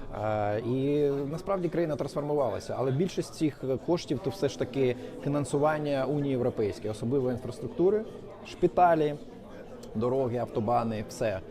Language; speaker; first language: Ukrainian; non-native, local second language; Russian